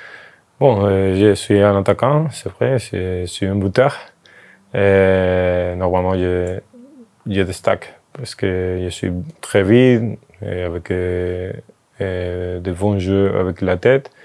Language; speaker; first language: French; non-native, fluent; Spanish